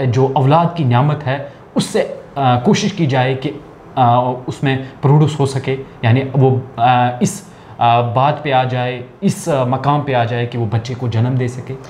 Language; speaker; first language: Hindi; non-native, local second language; Kashmiri